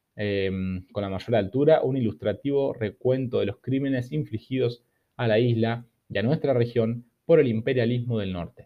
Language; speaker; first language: Spanish; native; Spanish